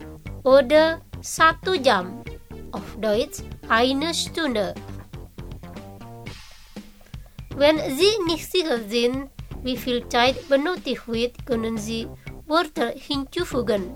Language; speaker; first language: German; non-native, learner; Indonesian